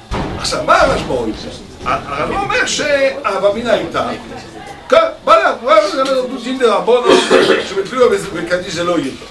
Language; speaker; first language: Hebrew; non-native, fluent; French